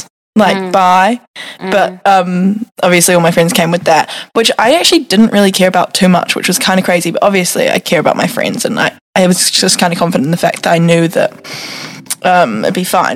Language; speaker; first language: English; native; English